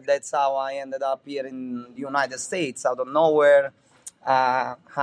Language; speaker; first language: English; non-native, fluent; Italian